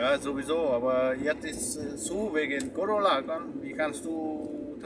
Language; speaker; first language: German; non-native, learner; Vietnamese